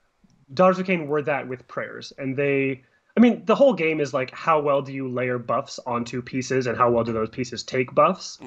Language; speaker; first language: English; native; English